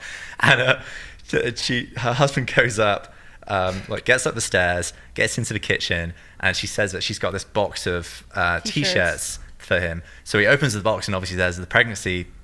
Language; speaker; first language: English; native; English